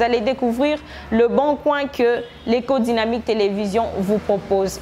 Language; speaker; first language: French; non-native, local second language; Lingala